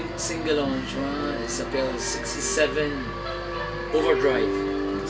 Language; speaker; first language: French; non-native, fluent; English